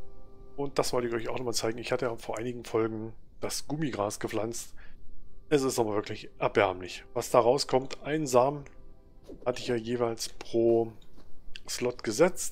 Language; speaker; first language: German; native; German